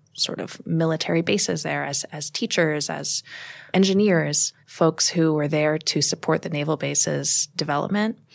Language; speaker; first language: English; native; English